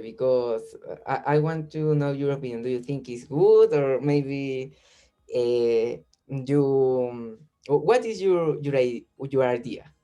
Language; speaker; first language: English; non-native, learner; Spanish